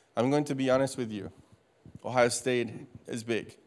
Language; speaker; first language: English; non-native, fluent; Spanish